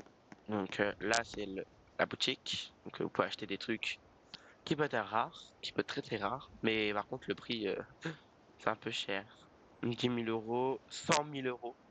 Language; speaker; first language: French; native; French